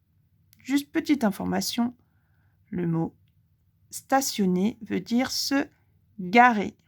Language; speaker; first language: French; native; French